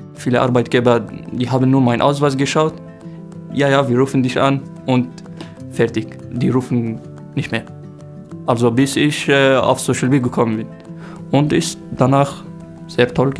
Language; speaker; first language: German; non-native, fluent; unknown